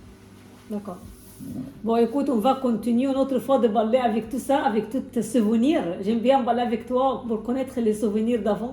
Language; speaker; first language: French; non-native, fluent; Arabic